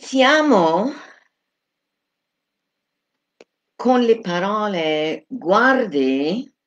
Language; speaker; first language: Italian; non-native, fluent; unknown